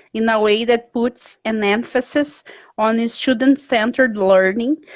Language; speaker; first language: English; non-native, fluent; Portuguese